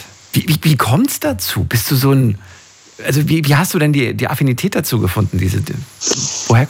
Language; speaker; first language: German; native; German